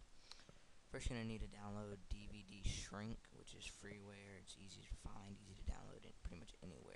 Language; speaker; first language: English; native; English